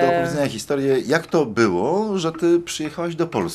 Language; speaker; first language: Polish; native; Polish